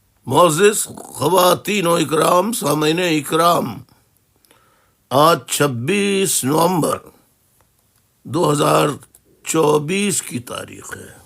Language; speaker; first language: Urdu; native; Urdu